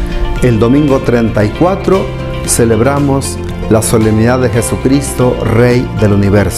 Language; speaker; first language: Spanish; native; Spanish